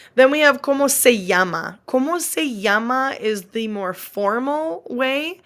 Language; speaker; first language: Spanish; non-native, fluent; English